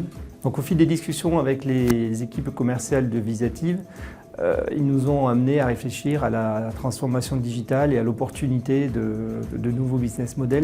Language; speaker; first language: French; native; French